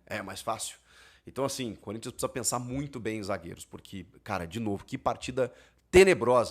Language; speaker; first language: Portuguese; native; Portuguese